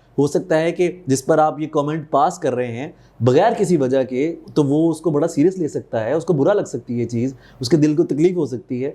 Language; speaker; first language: Urdu; non-native, local second language; Punjabi